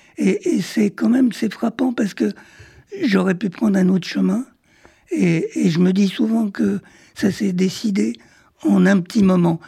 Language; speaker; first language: French; early bilingual, other home language; Arabic